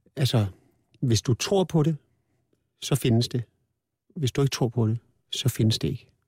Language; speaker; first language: Danish; native; Danish